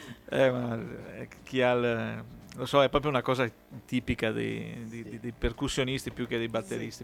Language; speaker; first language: Italian; native; Italian